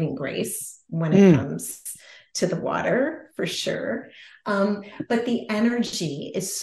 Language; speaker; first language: English; native; English